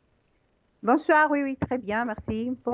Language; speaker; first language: French; non-native, learner; Greek